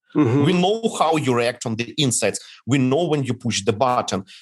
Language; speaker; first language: English; non-native, fluent; Ukrainian